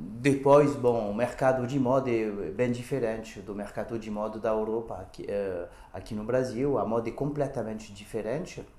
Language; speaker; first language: Portuguese; non-native, fluent; French